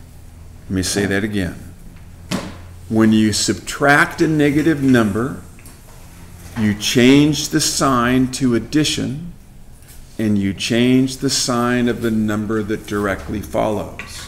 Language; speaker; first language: English; native; English